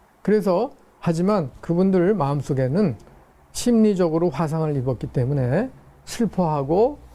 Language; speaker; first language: Korean; native; Korean